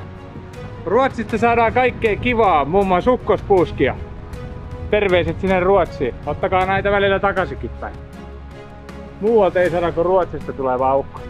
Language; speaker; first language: Finnish; native; Finnish